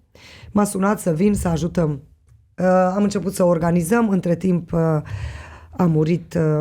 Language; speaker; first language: Romanian; non-native, local second language; Hungarian